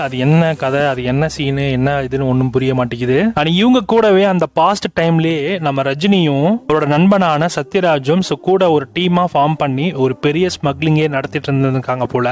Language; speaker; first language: Tamil; native; Tamil